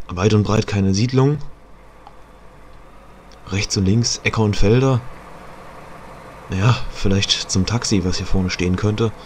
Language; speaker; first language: German; native; German